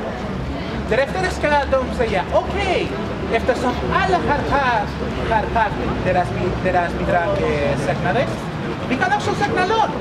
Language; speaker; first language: Swedish; non-native, learner; Spanish